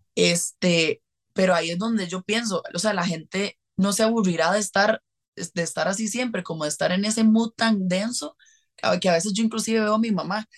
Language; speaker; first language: Spanish; native; Spanish